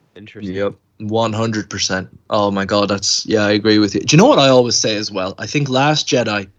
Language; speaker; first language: English; native; English